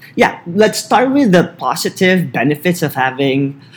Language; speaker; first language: English; non-native, local second language; Filipino